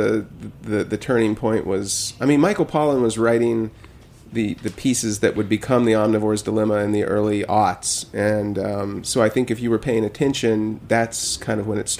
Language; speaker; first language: English; native; English